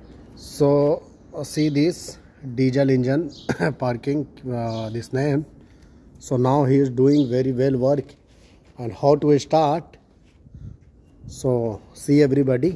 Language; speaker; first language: English; non-native, learner; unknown